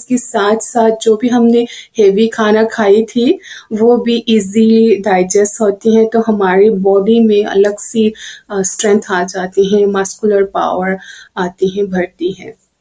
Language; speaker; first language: Hindi; non-native, local second language; Manipuri